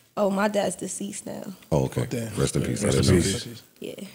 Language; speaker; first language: English; native; English